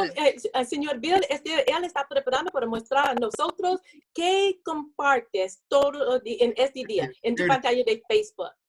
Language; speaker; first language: Spanish; non-native, learner; English